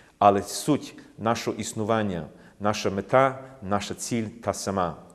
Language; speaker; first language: Ukrainian; early bilingual, heritage; Ukrainian